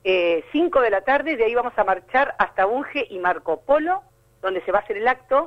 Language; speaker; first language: Spanish; native; Spanish